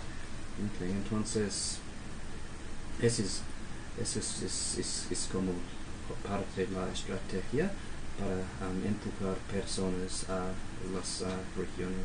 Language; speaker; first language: Spanish; non-native, fluent; English